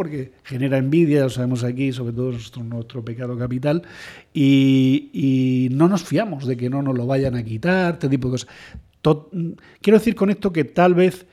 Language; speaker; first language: Spanish; native; Spanish